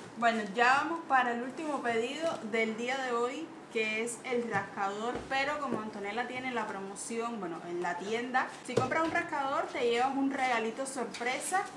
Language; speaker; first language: Spanish; native; Spanish